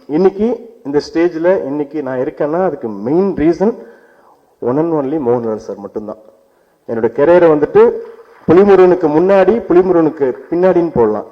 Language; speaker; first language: Tamil; native; Tamil